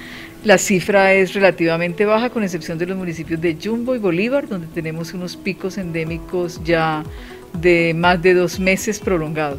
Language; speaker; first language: Spanish; native; Spanish